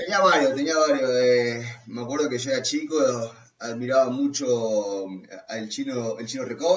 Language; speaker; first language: Spanish; native; Spanish